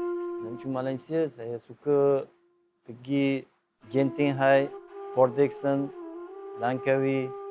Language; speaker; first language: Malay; non-native, learner; Uzbek